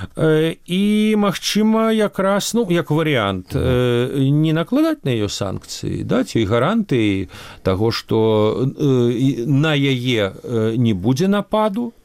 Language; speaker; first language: Belarusian; non-native, local second language; Russian